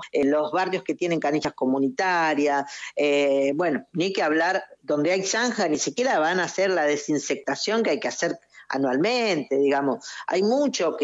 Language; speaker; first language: Spanish; native; Spanish